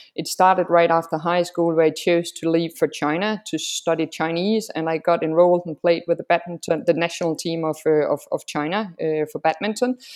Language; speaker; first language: English; non-native, fluent; Danish